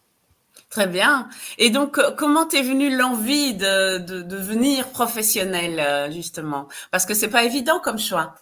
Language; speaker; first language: French; native; French